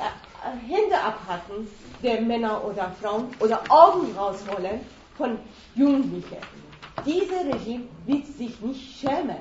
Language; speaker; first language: German; non-native, fluent; Persian